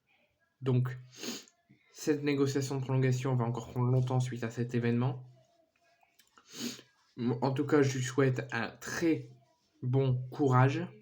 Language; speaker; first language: French; native; French